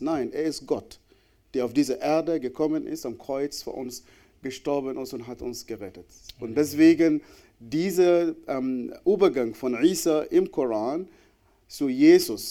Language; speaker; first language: German; non-native, fluent; Arabic